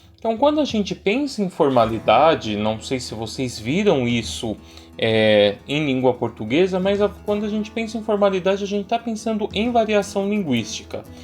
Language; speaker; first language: Portuguese; native; Portuguese